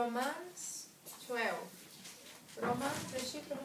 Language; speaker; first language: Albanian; non-native, learner; Portuguese